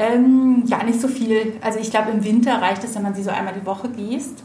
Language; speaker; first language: German; native; German